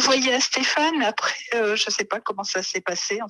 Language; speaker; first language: French; native; French